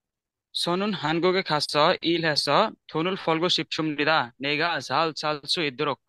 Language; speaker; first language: Korean; non-native, learner; Bangla